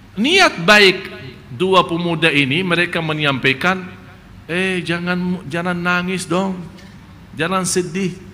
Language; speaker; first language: Malay; non-native, fluent; Arabic